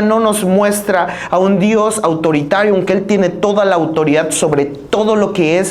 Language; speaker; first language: Spanish; native; Spanish